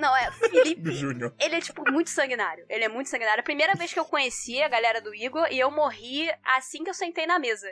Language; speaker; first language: Portuguese; native; Portuguese